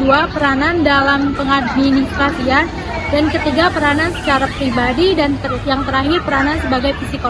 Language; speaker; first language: Indonesian; native; Indonesian